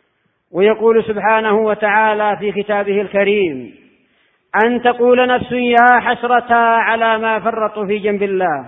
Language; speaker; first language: Arabic; native; Arabic